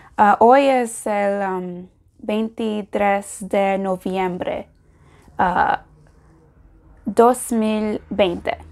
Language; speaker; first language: Spanish; non-native, learner; English